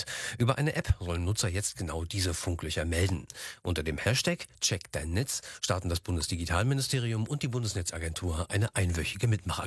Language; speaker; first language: German; native; German